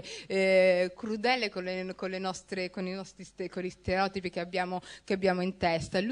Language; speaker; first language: Italian; early bilingual, other home language; Somali